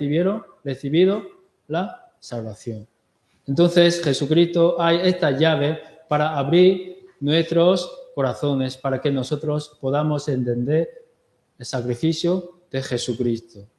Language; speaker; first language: Spanish; non-native, learner; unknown